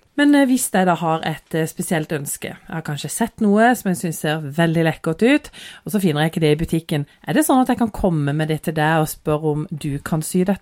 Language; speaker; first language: Norwegian; native; Norwegian